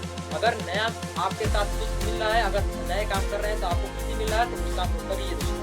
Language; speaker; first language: Hindi; native; Hindi